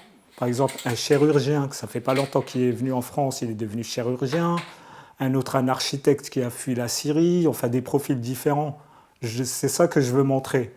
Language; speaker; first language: French; early bilingual, other home language; Arabic